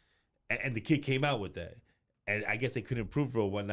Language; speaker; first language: English; native; English